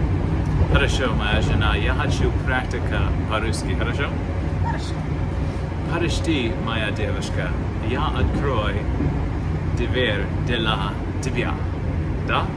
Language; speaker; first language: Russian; non-native, learner; English